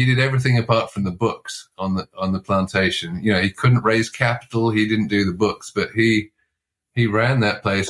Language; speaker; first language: English; native; English